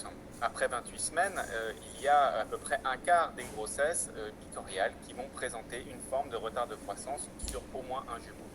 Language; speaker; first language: French; native; French